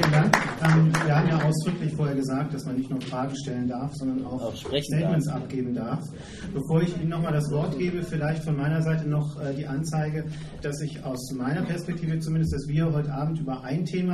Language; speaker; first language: German; native; German